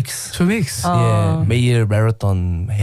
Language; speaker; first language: Korean; non-native, learner; English